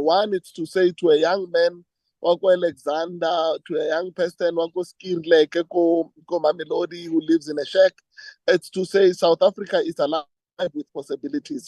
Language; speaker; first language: English; non-native, local second language; Tswana